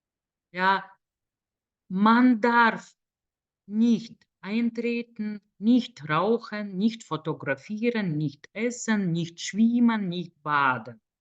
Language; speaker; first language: German; non-native, fluent; Lithuanian